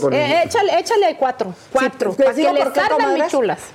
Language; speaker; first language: Spanish; native; Spanish